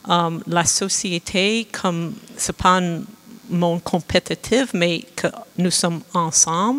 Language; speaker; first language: French; non-native, fluent; English